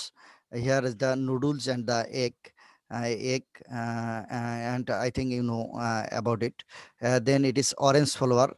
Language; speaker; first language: English; non-native, learner; Bangla